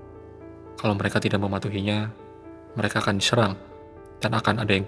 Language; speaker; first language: Indonesian; native; Indonesian